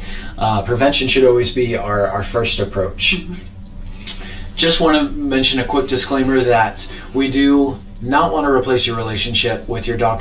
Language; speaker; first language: English; native; English